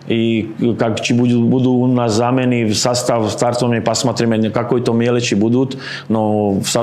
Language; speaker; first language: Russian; non-native, learner; Slovak